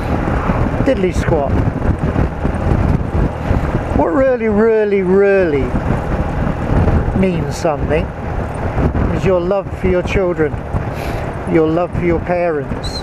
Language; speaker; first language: English; native; English